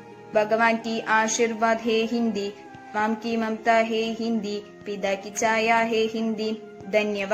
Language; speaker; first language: Hindi; non-native, local second language; Malayalam